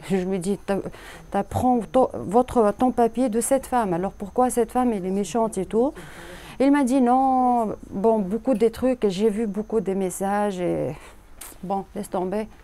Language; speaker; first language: French; non-native, learner; Arabic